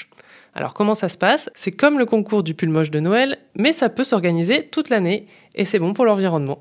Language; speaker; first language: French; native; French